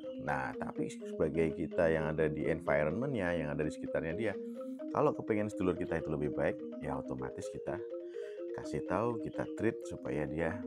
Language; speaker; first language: Indonesian; native; Indonesian